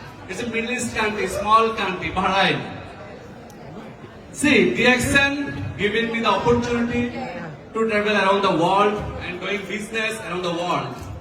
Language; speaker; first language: English; non-native, local second language; Bangla